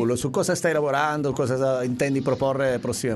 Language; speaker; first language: Italian; native; Italian